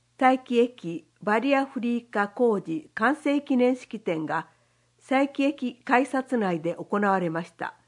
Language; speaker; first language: Japanese; native; Japanese